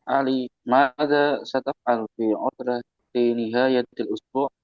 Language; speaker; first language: Arabic; non-native, learner; Indonesian